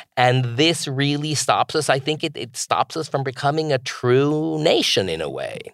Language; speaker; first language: English; non-native, fluent; Spanish